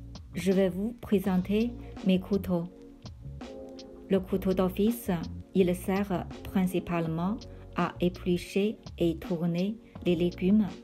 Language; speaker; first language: French; non-native, fluent; Chinese